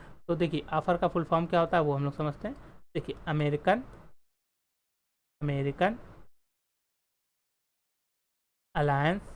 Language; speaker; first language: Hindi; native; Hindi